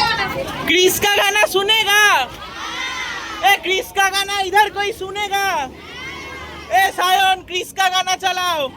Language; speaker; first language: Hindi; non-native, learner; Bangla